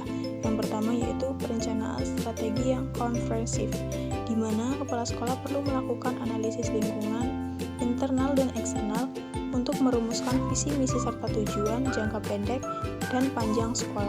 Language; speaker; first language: Indonesian; native; Indonesian